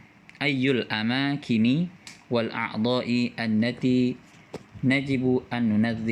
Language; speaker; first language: Arabic; non-native, fluent; Indonesian